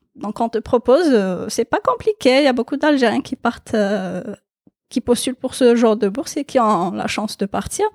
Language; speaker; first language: French; non-native, local second language; Kabyle